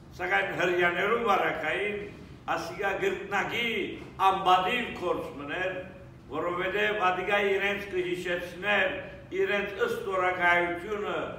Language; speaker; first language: Armenian; early bilingual, heritage; Armenian